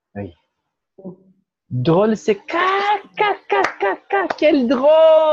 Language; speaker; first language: French; non-native, learner; Portuguese